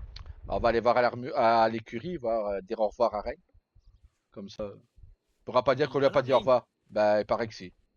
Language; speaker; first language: French; native; French